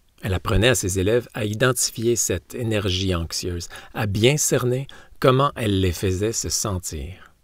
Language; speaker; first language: French; native; French